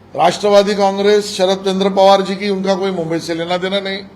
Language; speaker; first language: Hindi; non-native, local second language; Marathi